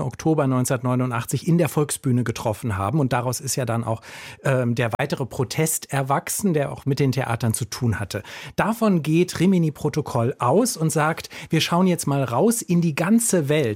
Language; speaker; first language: German; native; German